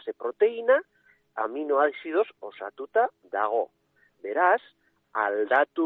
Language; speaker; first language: Basque; native; Basque